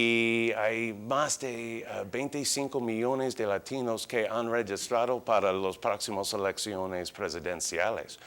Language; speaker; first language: Spanish; early bilingual, heritage; English